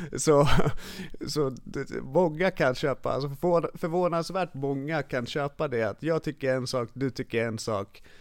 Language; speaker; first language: Swedish; early bilingual, other home language; Finnish